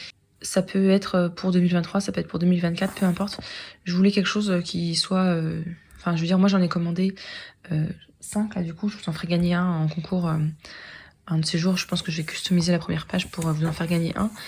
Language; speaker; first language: French; native; French